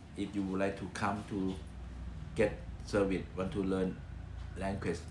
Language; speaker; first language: English; non-native, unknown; Thai